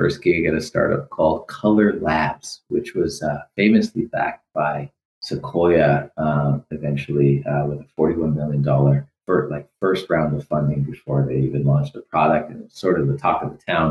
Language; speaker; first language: English; native; English